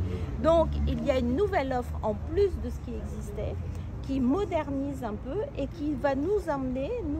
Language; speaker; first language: French; native; French